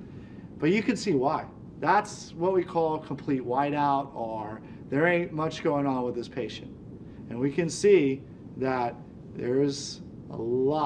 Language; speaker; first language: English; native; English